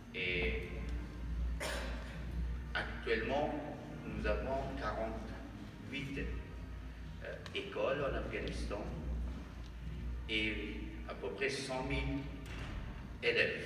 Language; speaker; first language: French; non-native, fluent; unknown